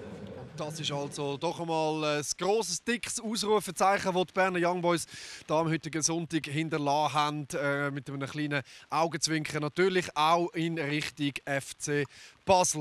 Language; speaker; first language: German; native; German